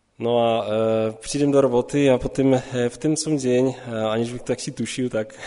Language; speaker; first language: Czech; non-native, local second language; Polish